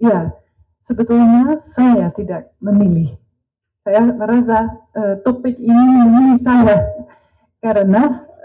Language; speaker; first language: Indonesian; non-native, learner; Dutch